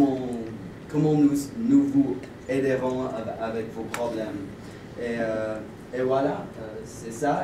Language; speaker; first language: French; non-native, learner; English